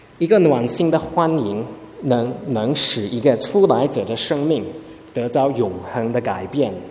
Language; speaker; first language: Chinese; early bilingual, heritage; Chinese